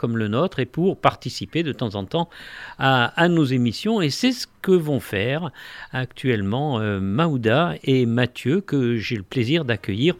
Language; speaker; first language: French; native; French